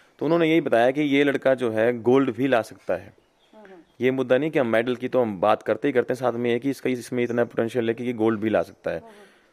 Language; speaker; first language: Hindi; native; Hindi